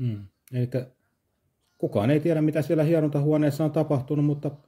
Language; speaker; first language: Finnish; native; Finnish